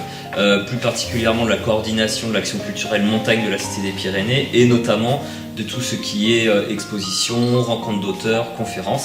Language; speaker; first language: French; native; French